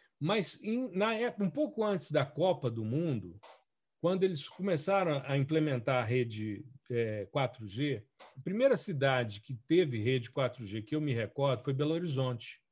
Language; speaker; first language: Portuguese; native; Portuguese